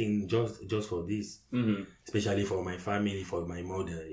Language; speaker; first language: English; non-native, learner; French